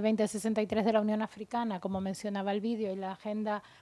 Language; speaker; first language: Spanish; native; Spanish